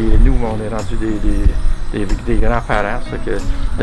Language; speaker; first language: French; native; French